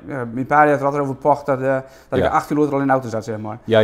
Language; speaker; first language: Dutch; native; Dutch